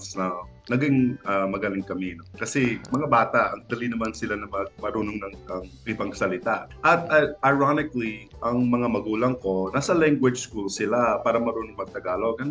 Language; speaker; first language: Filipino; non-native, local second language; English